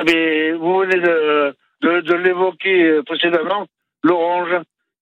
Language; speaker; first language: French; native; French